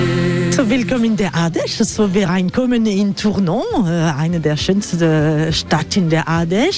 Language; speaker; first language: German; non-native, learner; French